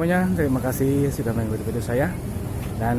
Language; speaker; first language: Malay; non-native, local second language; Sundanese